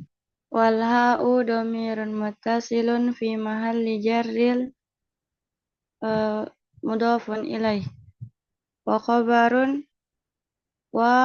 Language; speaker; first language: Arabic; non-native, learner; Indonesian